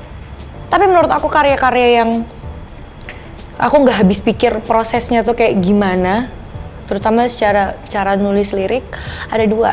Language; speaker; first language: Indonesian; native; Indonesian